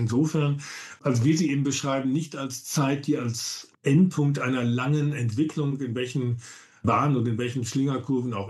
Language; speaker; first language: German; native; German